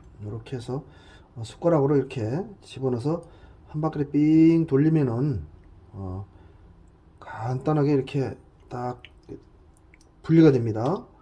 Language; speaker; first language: Korean; native; Korean